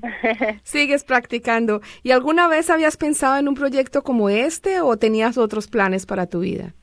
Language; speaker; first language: Spanish; non-native, learner; English